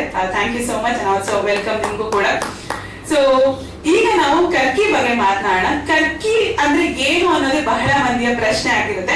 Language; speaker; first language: Kannada; native; Kannada